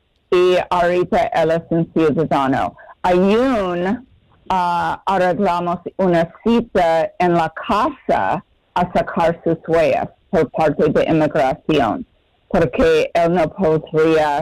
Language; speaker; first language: Spanish; non-native, fluent; English